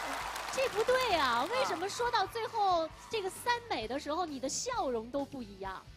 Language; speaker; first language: Chinese; native; Chinese